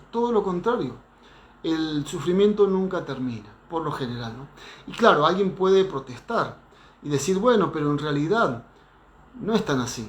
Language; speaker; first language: Spanish; native; Spanish